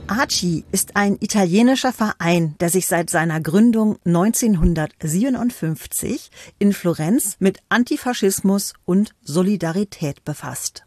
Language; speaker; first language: German; native; German